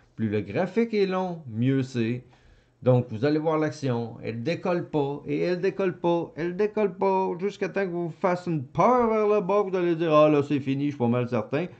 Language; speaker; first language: French; native; French